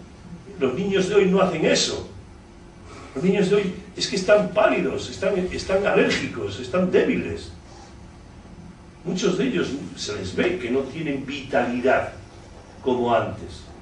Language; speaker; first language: Spanish; native; Spanish